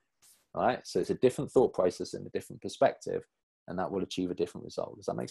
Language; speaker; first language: English; native; English